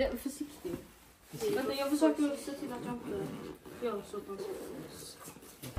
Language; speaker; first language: Swedish; early bilingual, other home language; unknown